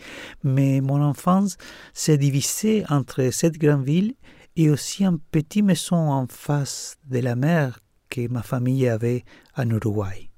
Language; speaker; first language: French; non-native, learner; Spanish